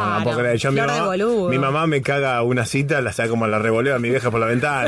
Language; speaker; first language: Spanish; native; Spanish